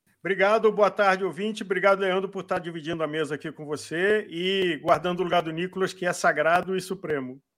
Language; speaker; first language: Portuguese; native; Portuguese